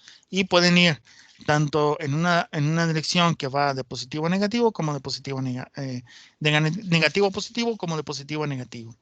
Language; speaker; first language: Spanish; native; Spanish